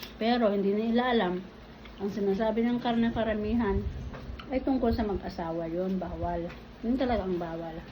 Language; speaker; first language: Filipino; non-native, local second language; Iloko